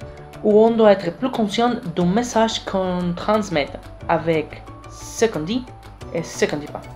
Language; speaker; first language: French; non-native, fluent; Spanish